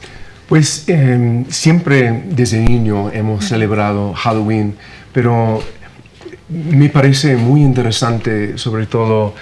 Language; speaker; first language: Spanish; non-native, fluent; English